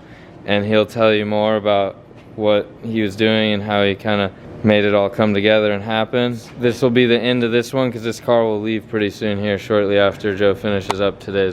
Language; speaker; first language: English; native; English